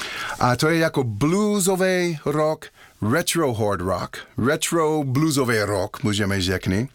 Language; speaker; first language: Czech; non-native, learner; English